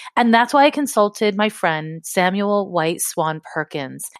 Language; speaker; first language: English; native; English